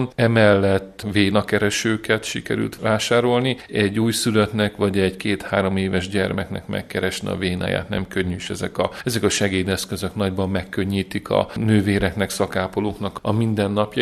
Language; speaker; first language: Hungarian; native; Hungarian